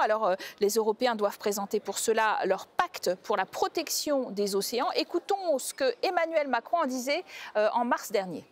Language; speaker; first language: French; native; French